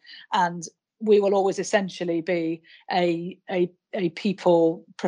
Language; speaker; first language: English; native; English